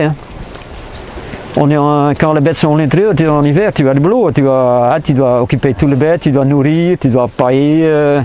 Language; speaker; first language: French; non-native, fluent; Dutch